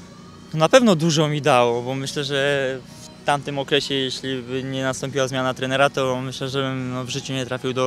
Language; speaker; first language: Polish; native; Polish